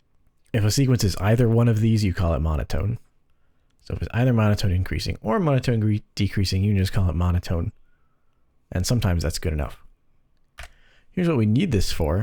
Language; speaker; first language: English; native; English